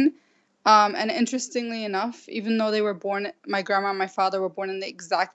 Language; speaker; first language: English; native; English